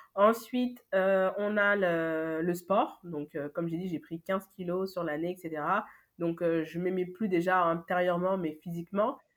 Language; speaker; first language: French; native; French